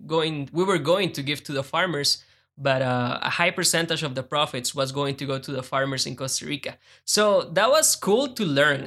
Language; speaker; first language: English; non-native, fluent; Spanish